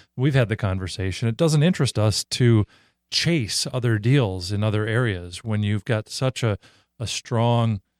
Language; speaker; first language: English; native; English